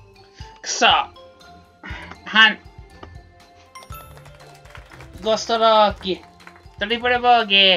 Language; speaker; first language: Japanese; non-native, learner; Spanish